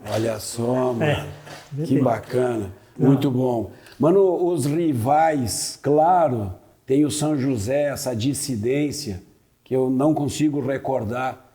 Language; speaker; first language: Portuguese; native; Portuguese